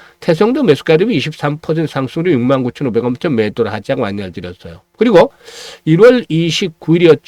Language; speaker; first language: Korean; native; Korean